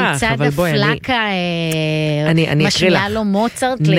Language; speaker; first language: Hebrew; native; Hebrew